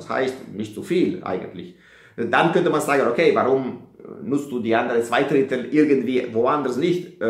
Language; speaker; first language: German; non-native, fluent; Italian